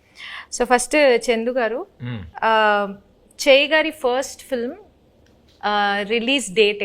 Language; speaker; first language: Telugu; native; Telugu